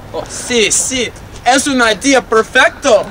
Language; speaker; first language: Spanish; non-native, learner; English